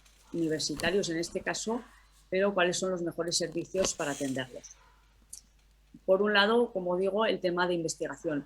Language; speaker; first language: Spanish; native; Spanish